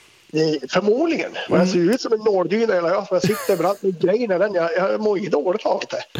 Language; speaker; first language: Swedish; native; Swedish